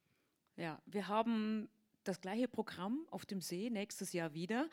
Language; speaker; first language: German; native; German